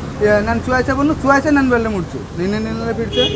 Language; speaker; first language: Malayalam; non-native, learner; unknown